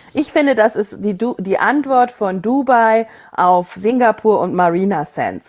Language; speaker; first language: German; native; German